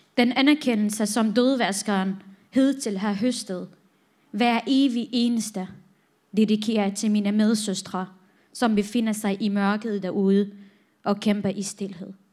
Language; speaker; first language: Danish; non-native, fluent; Central Kurdish